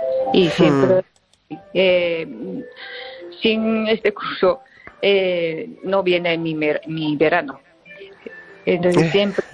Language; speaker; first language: Spanish; non-native, fluent; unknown